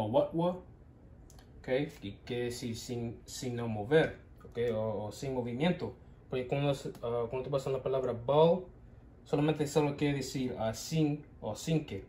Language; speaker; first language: Spanish; non-native, learner; English